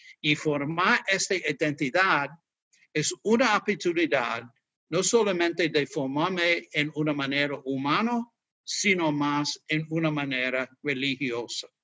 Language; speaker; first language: Spanish; non-native, learner; English